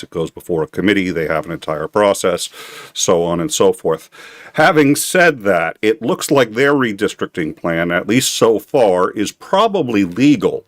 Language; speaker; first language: English; native; English